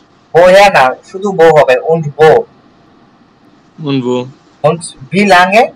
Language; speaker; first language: German; non-native, learner; Bangla